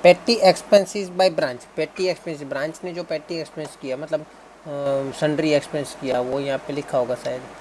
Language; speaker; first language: Hindi; non-native, local second language; Gujarati